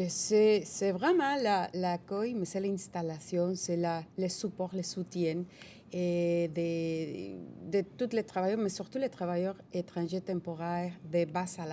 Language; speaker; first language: French; non-native, fluent; Spanish